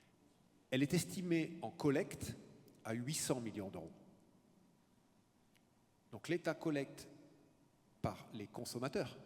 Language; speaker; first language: French; native; French